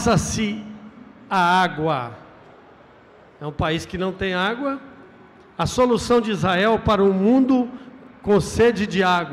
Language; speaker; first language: Portuguese; native; Portuguese